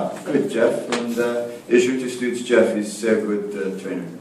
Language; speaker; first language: German; non-native, learner; English